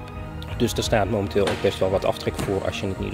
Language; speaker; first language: Dutch; native; Dutch